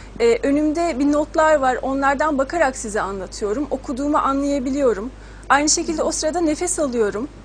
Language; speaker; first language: Turkish; native; Turkish